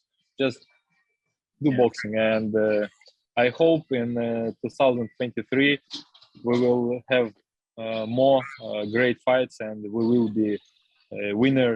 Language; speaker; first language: English; non-native, learner; Russian